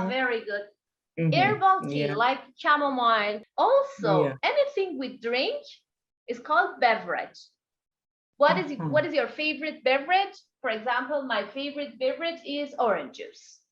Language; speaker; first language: English; non-native, fluent; Persian